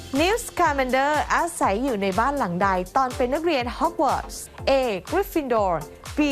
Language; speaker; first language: Thai; native; Thai